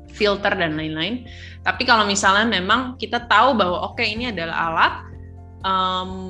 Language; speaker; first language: Indonesian; native; Indonesian